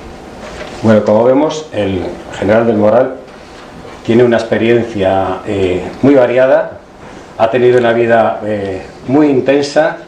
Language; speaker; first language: Spanish; native; Spanish